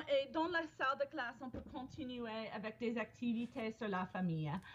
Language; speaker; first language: French; non-native, fluent; English